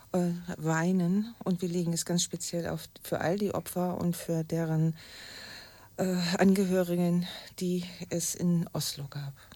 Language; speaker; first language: German; native; German